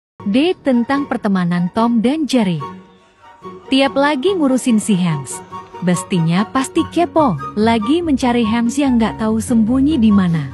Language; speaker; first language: Indonesian; native; Indonesian